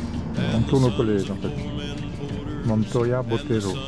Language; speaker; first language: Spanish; non-native, learner; French